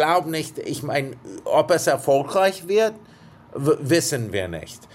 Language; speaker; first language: German; non-native, fluent; English